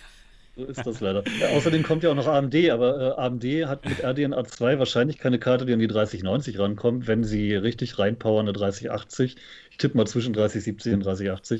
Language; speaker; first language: German; native; German